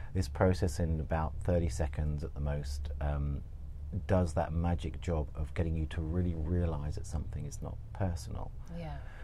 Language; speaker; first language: English; native; English